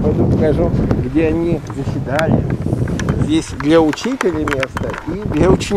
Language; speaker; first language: Russian; native; Russian